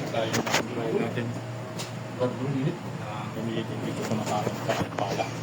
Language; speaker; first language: Filipino; non-native, local second language; Pampanga